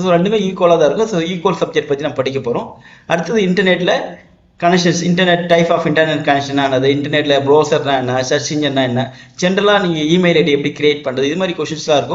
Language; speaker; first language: Tamil; native; Tamil